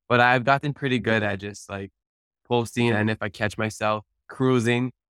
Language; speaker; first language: English; early bilingual, other home language; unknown